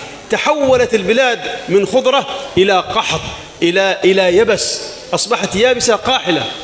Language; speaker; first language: Arabic; native; Arabic